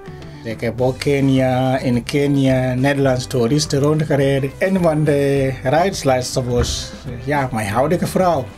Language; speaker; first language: Dutch; non-native, learner; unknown